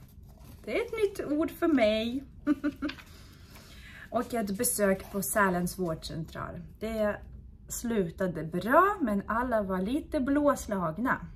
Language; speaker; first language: Swedish; non-native, fluent; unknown